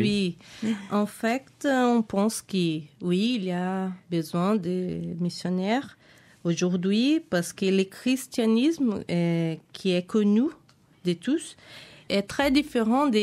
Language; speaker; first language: French; non-native, learner; Portuguese